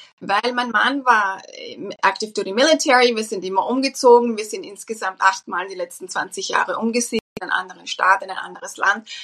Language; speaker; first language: German; native; German